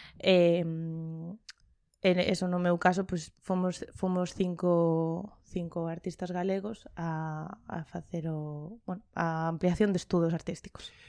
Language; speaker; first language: Galician; non-native, local second language; Spanish